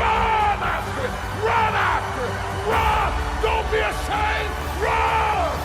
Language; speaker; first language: English; native; English